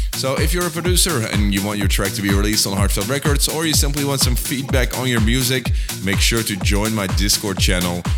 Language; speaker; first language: English; non-native, fluent; Dutch